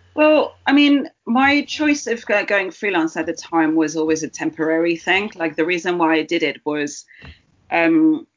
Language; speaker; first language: English; early bilingual, heritage; Spanish